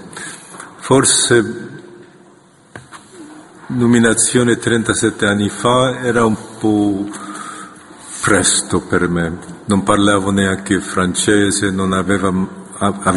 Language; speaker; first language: Italian; non-native, fluent; Korean